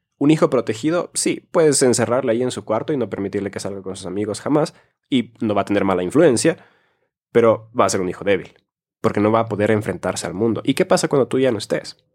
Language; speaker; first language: Spanish; early bilingual, heritage; Spanish